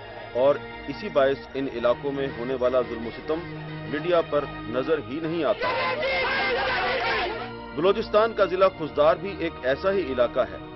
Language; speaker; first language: Urdu; native; Urdu